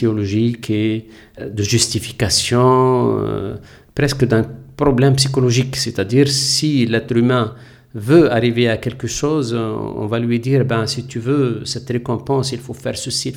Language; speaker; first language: French; non-native, local second language; Arabic